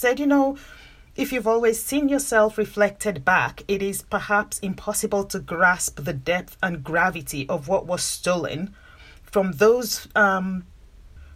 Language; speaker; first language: English; non-native, local second language; Yoruba